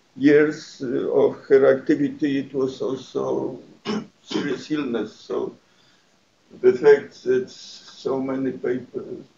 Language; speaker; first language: English; non-native, fluent; Polish